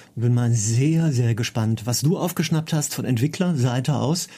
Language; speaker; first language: German; native; German